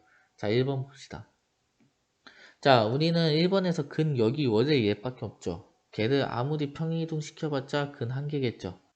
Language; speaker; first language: Korean; native; Korean